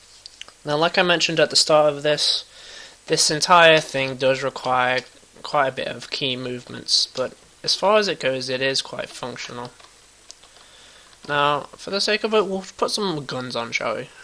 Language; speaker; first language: English; native; English